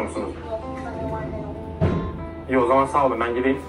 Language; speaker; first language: Turkish; native; Turkish